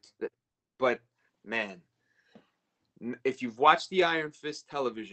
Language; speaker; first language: English; native; English